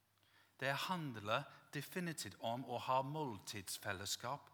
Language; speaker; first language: Norwegian; non-native, fluent; English